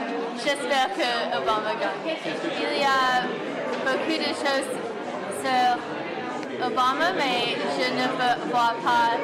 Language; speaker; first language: French; non-native, learner; English